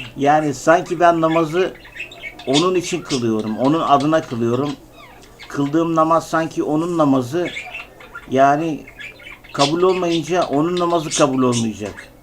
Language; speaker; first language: Turkish; native; Turkish